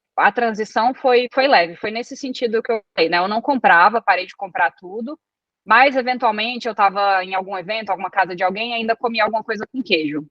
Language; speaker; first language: Portuguese; early bilingual, other home language; Italian